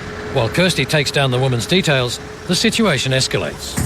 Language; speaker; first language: English; native; English